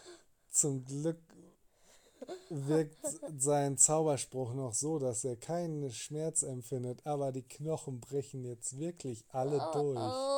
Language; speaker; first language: German; native; German